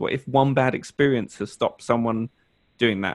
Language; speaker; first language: English; native; English